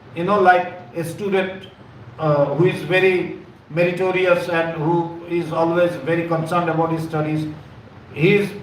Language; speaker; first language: English; non-native, local second language; Bangla